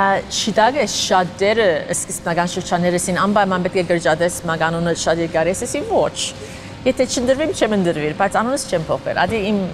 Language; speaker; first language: Armenian; early bilingual, heritage; Armenian